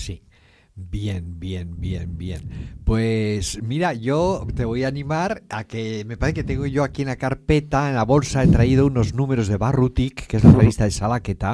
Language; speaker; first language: Spanish; native; Spanish